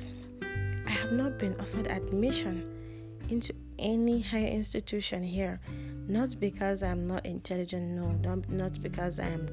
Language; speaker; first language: English; non-native, local second language; Hausa